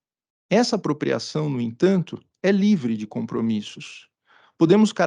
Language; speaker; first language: Portuguese; native; Portuguese